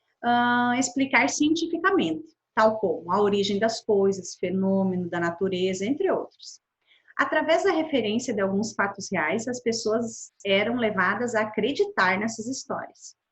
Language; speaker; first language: Portuguese; native; Portuguese